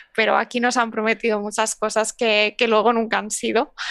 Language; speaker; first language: Spanish; native; Spanish